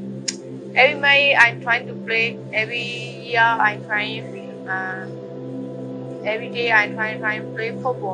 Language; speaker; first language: English; non-native, learner; Burmese